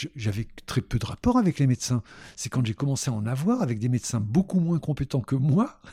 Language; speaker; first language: French; native; French